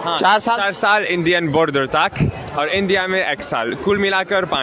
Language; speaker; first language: Hindi; non-native, learner; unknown